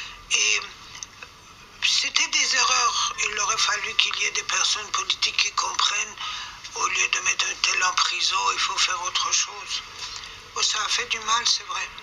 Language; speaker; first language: French; non-native, fluent; Persian